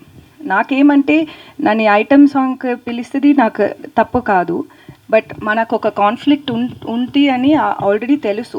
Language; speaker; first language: Telugu; non-native, learner; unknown